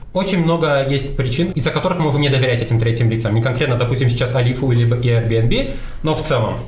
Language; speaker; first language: Russian; non-native, local second language; Tajik